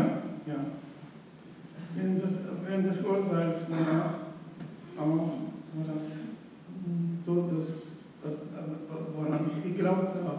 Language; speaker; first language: German; non-native, fluent; Polish